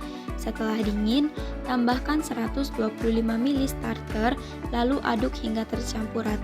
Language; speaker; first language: Indonesian; native; Indonesian